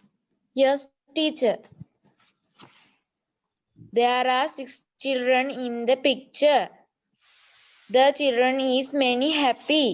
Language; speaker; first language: English; non-native, learner; Sinhala